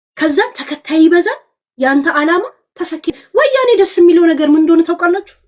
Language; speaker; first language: Amharic; native; Amharic